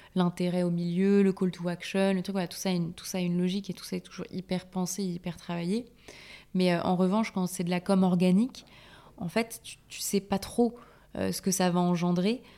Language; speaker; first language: French; native; French